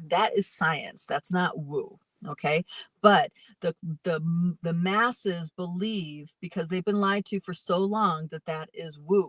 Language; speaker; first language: English; native; English